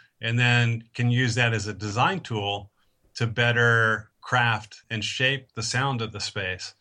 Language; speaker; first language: English; native; English